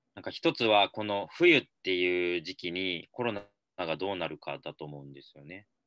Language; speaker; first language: Japanese; native; Japanese